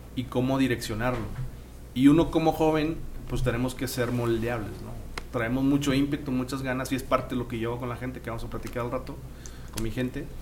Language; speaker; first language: Spanish; native; Spanish